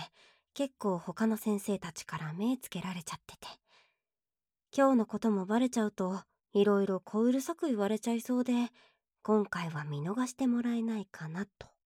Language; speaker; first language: Japanese; native; Japanese